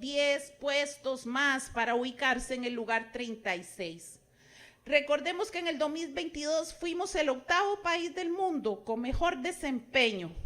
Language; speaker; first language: Spanish; native; Spanish